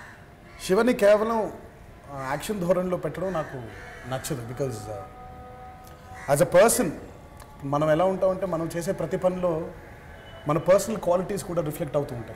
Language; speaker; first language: Telugu; native; Telugu